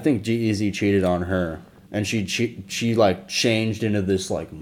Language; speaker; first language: English; native; English